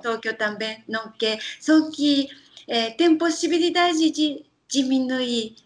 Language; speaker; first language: Portuguese; non-native, learner; Japanese